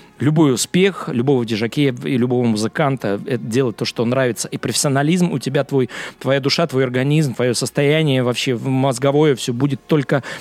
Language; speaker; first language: Russian; native; Russian